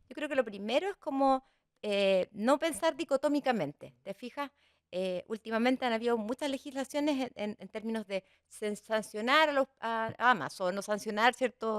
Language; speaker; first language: Spanish; native; Spanish